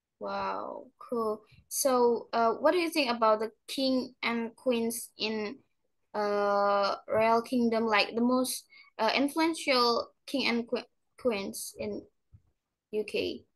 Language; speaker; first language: English; non-native, learner; Indonesian